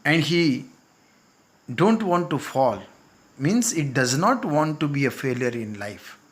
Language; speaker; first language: English; non-native, local second language; Marathi